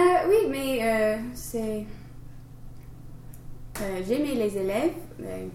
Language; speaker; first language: French; non-native, learner; English